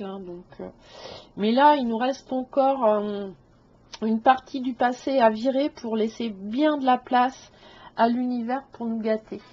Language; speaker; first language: French; native; French